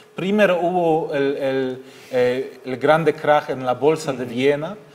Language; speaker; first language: Spanish; non-native, fluent; German